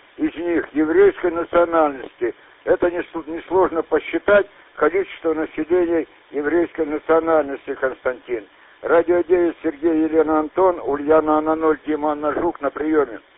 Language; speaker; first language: Russian; non-native, local second language; Ukrainian